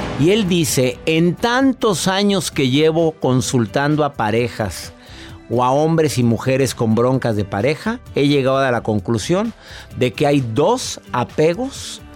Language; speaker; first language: Spanish; native; Spanish